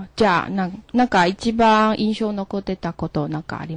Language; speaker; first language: Japanese; non-native, learner; Chinese